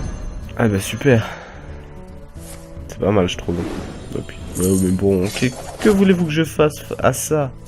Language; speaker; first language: French; native; French